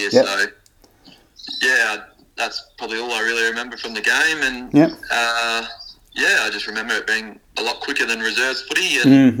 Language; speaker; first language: English; native; English